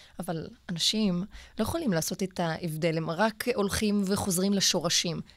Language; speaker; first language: Hebrew; non-native, local second language; Arabic